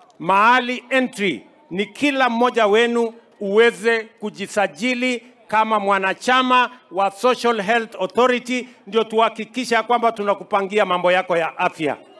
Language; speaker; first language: Swahili; non-native, local second language; Kalenjin